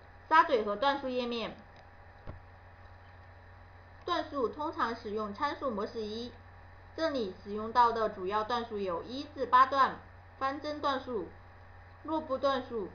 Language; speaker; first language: Chinese; native; Chinese